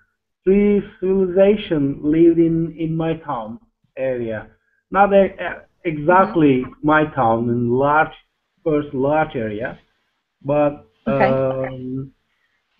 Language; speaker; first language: English; non-native, learner; Turkish